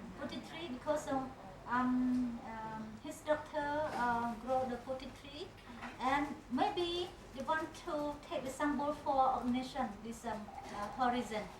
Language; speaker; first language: English; non-native, learner; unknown